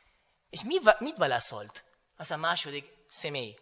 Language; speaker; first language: Hungarian; non-native, learner; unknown